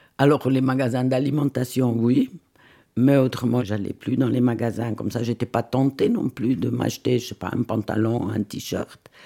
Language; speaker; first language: French; non-native, fluent; Swiss German